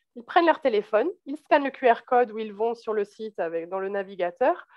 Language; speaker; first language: French; native; French